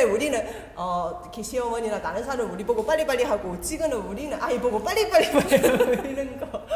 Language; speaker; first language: Korean; non-native, fluent; Chinese